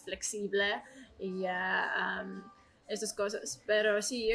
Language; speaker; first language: Spanish; non-native, learner; Estonian